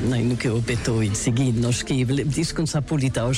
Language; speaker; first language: Basque; non-native, learner; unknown